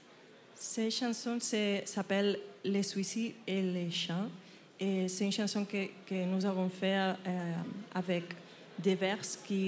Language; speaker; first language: French; non-native, learner; Catalan